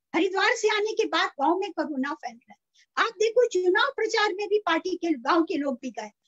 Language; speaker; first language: Hindi; native; Hindi